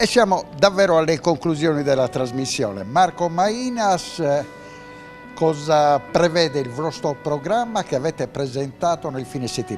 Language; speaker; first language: Italian; native; Italian